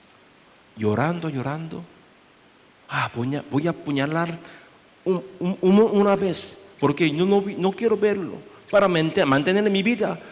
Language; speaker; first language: Spanish; non-native, learner; Korean